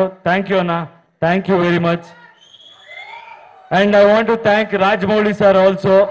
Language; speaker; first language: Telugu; non-native, learner; Kannada